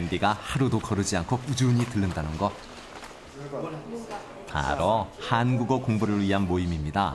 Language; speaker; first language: Korean; native; Korean